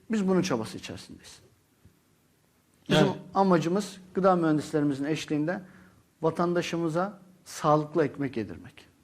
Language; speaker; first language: Turkish; native; Turkish